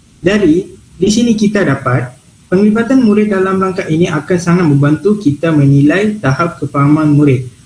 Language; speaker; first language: Malay; non-native, local second language; Tamil